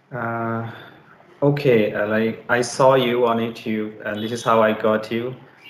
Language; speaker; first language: English; non-native, learner; Bangla